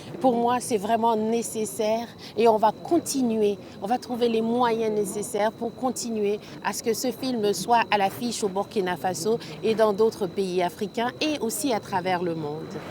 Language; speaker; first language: French; early bilingual, other home language; Haitian Creole